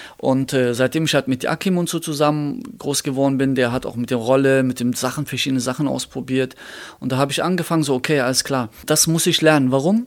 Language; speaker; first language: German; early bilingual, other home language; Turkish